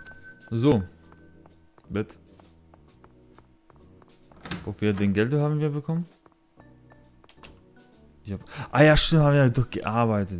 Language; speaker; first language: German; non-native, learner; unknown